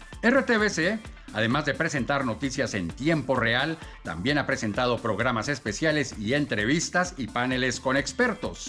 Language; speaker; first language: Spanish; native; Spanish